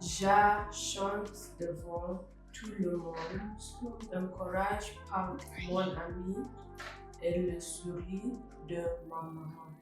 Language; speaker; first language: French; non-native, learner; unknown